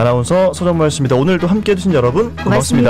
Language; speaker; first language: Korean; native; Korean